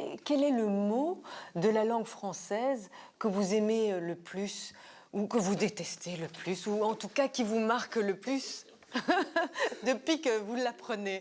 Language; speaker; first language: French; native; French